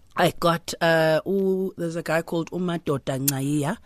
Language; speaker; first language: English; non-native, local second language; Zulu